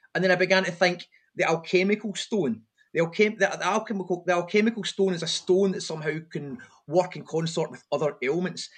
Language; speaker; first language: English; native; English